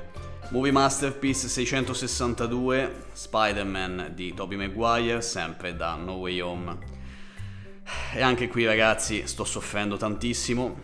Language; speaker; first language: Italian; native; Italian